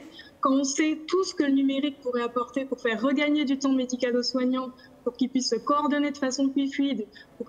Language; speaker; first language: French; native; French